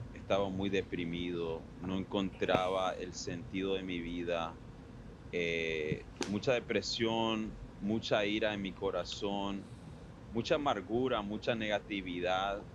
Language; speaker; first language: Spanish; early bilingual, heritage; Spanish